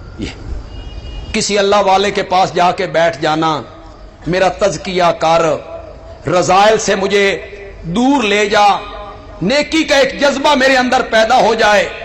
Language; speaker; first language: Urdu; non-native, local second language; Punjabi